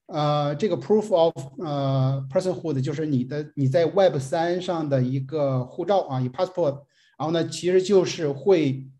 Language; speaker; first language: Chinese; native; Chinese